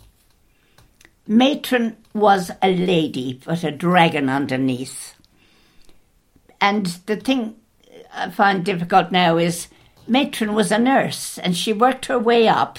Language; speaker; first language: English; native; English